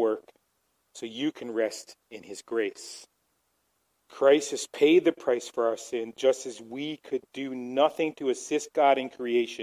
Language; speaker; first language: English; native; English